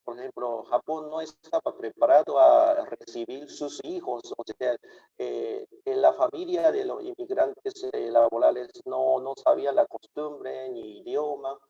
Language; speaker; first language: Spanish; non-native, fluent; Japanese